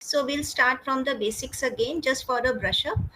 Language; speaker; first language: English; non-native, fluent; Hindi